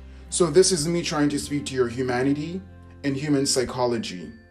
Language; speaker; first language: English; native; English